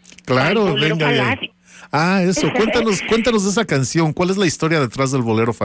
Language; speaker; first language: Spanish; native; Spanish